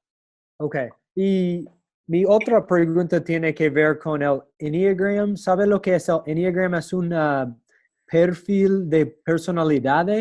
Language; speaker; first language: Spanish; non-native, learner; English